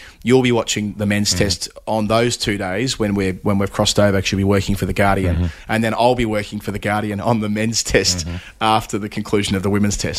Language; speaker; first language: English; native; English